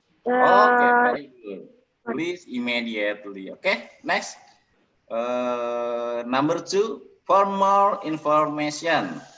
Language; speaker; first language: English; non-native, learner; Indonesian